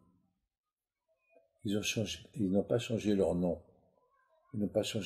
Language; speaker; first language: French; non-native, local second language; Arabic